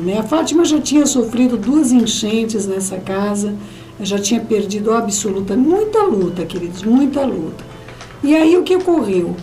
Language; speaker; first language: Portuguese; native; Portuguese